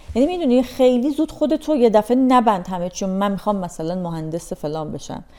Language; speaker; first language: Persian; native; Persian